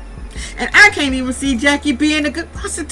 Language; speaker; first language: English; native; English